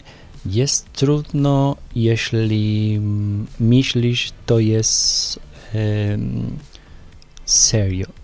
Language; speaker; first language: Polish; non-native, learner; Spanish